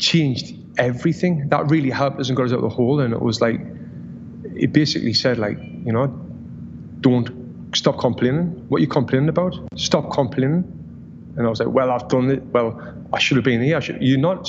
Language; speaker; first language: English; native; English